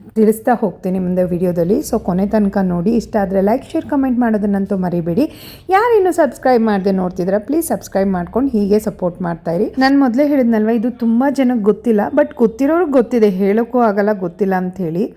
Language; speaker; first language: Kannada; native; Kannada